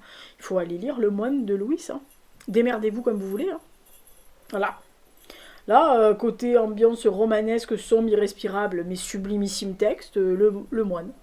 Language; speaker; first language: French; native; French